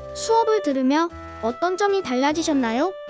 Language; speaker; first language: Korean; native; Korean